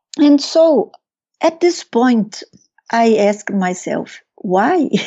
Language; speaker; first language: English; non-native, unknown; Portuguese